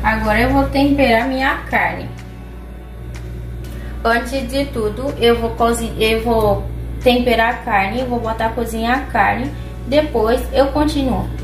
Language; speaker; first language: Portuguese; non-native, fluent; Haitian Creole